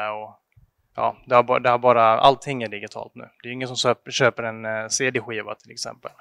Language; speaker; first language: Swedish; native; Swedish